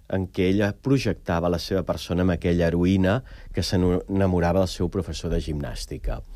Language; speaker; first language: Catalan; native; Catalan